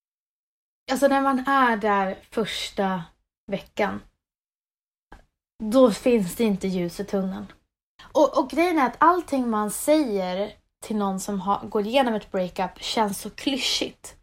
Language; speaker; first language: Swedish; native; Swedish